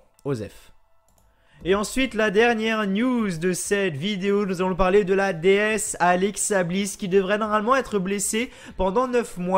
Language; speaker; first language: French; native; French